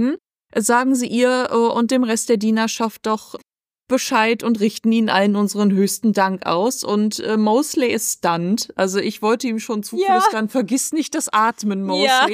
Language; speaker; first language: German; native; German